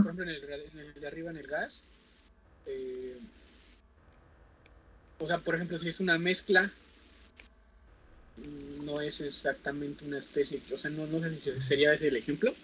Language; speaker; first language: Spanish; native; Spanish